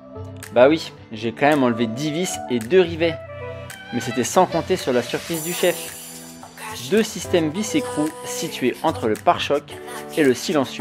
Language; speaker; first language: French; native; French